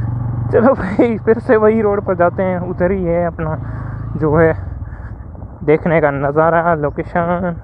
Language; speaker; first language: Hindi; non-native, local second language; Gujarati